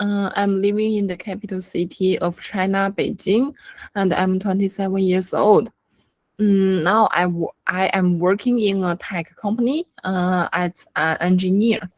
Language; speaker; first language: English; non-native, learner; Chinese